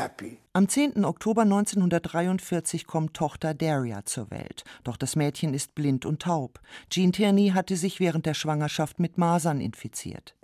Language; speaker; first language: German; native; German